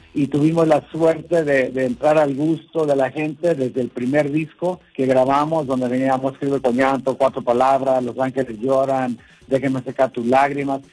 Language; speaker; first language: Spanish; early bilingual, heritage; Spanish